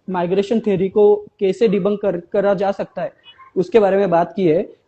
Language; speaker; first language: Hindi; non-native, local second language; Marathi